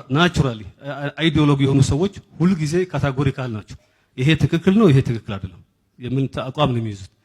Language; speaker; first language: Amharic; non-native, local second language; Somali